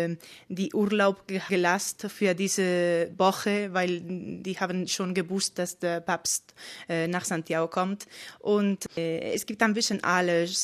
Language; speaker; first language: German; non-native, fluent; Spanish